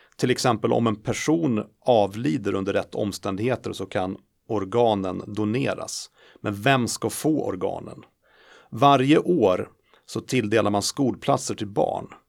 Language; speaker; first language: Swedish; native; Swedish